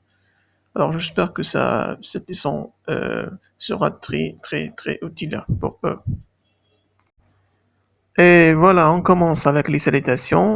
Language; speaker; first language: French; non-native, fluent; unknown